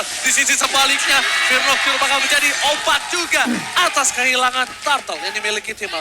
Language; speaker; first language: Indonesian; native; Indonesian